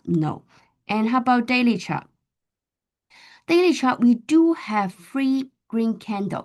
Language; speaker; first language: English; non-native, fluent; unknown